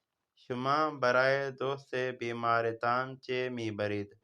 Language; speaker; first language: Persian; non-native, fluent; Urdu